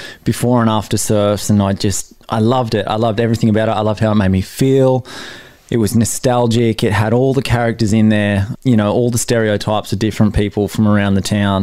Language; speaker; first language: English; native; English